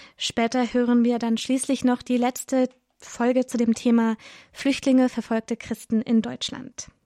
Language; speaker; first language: German; native; German